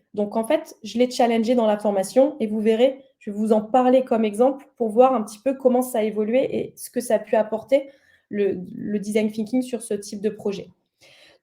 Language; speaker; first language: French; native; French